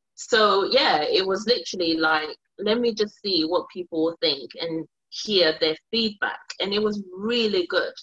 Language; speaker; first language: English; early bilingual, other home language; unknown